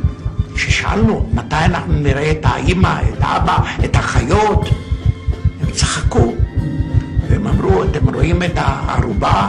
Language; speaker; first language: Hebrew; non-native, fluent; Ladino